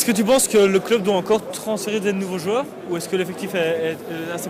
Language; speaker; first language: French; native; French